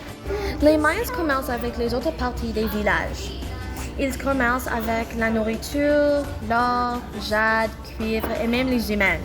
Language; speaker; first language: French; non-native, local second language; English